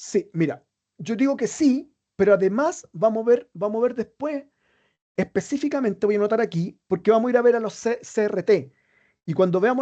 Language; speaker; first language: Spanish; native; Spanish